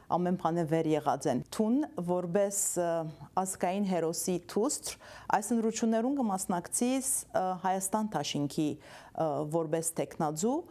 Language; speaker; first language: Armenian; early bilingual, heritage; Armenian